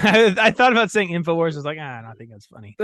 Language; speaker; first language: English; native; English